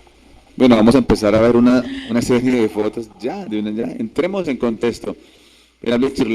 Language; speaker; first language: Spanish; native; Spanish